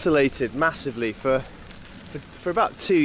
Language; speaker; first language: English; native; English